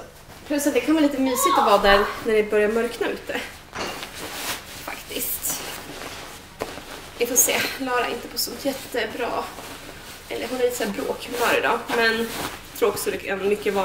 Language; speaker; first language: Swedish; native; Swedish